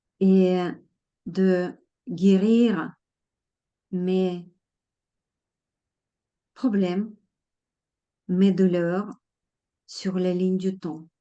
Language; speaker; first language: French; non-native, fluent; Russian